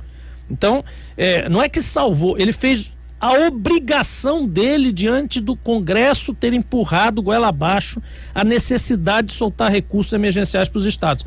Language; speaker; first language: Portuguese; native; Portuguese